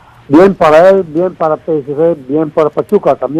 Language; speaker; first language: Spanish; non-native, fluent; Dutch